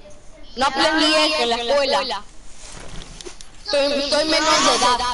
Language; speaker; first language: Spanish; native; Spanish